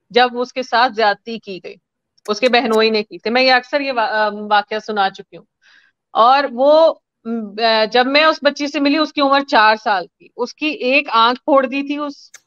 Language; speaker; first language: Hindi; native; Hindi